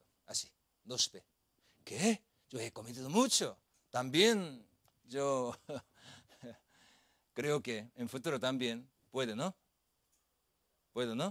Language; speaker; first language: Spanish; non-native, learner; Korean